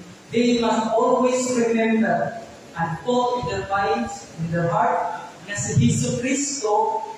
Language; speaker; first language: English; non-native, local second language; Cebuano